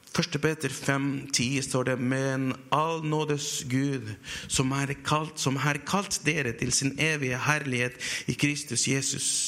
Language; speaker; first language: Norwegian; non-native, fluent; Spanish